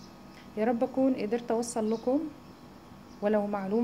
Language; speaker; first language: Arabic; native; Arabic